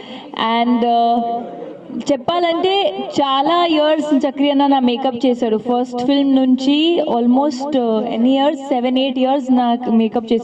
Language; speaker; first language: Telugu; non-native, local second language; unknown